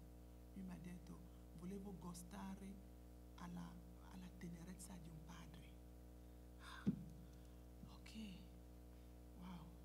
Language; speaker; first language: Italian; non-native, fluent; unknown